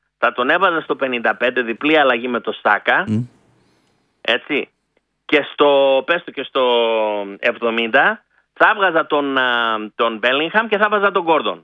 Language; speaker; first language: Greek; early bilingual, heritage; Greek